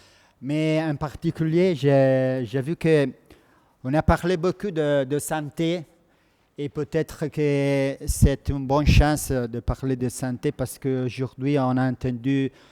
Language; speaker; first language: French; non-native, fluent; Italian